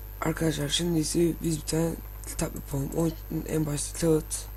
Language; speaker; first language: Turkish; native; Turkish